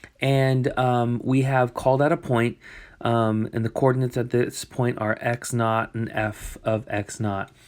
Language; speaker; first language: English; native; English